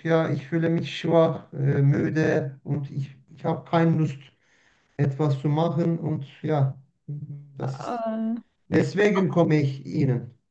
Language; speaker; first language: German; non-native, learner; Turkish